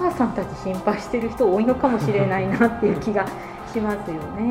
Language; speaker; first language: Japanese; native; Japanese